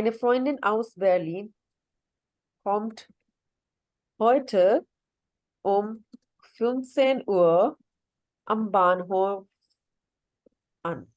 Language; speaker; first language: German; non-native, fluent; Urdu